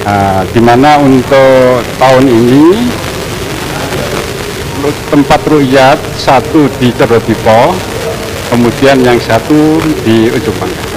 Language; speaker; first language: Indonesian; native; Indonesian